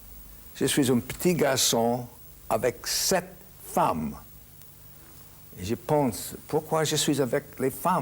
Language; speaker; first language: French; non-native, fluent; English